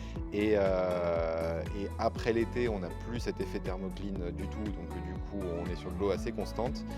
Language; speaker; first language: French; native; French